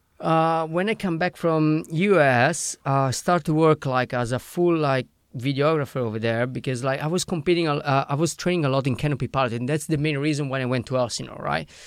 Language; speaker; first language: English; non-native, fluent; Italian